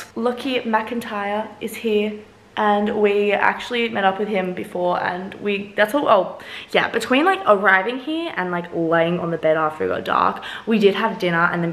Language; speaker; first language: English; native; English